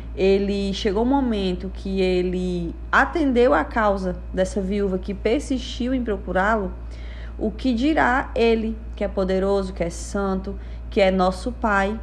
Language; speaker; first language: Portuguese; native; Portuguese